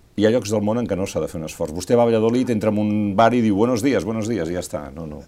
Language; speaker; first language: Catalan; native; Catalan